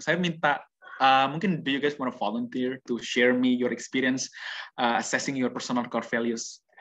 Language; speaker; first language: English; non-native, fluent; Indonesian